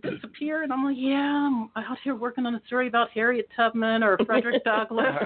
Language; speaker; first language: English; native; English